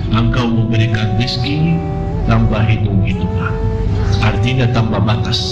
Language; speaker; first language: Malay; non-native, fluent; Arabic